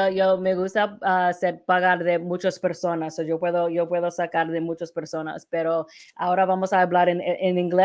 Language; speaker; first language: Spanish; non-native, learner; English